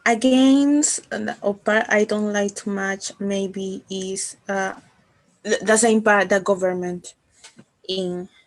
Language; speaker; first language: English; non-native, learner; Spanish